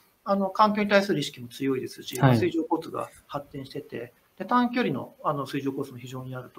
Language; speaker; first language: Japanese; native; Japanese